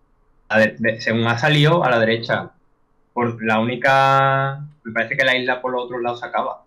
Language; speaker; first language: Spanish; native; Spanish